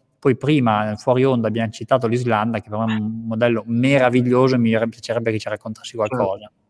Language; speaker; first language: Italian; native; Italian